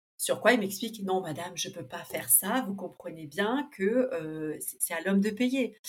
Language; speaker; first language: French; early bilingual, other home language; Spanish